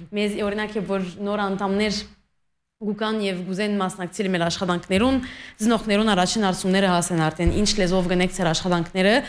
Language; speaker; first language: Armenian; early bilingual, heritage; Armenian